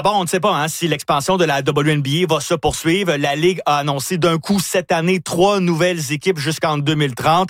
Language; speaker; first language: French; native; French